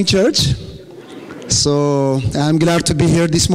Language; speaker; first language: English; non-native, fluent; Amharic